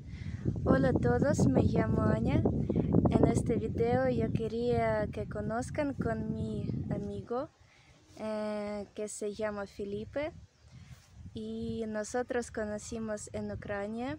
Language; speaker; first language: Spanish; non-native, learner; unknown